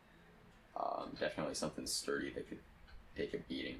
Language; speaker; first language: English; native; English